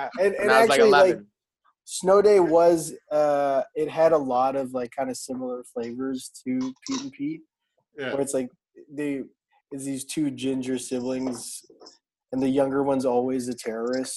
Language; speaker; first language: English; non-native, local second language; Filipino